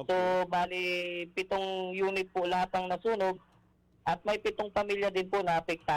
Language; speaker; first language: Filipino; native; Filipino